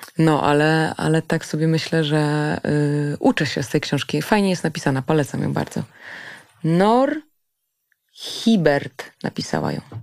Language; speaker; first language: Polish; early bilingual, other home language; German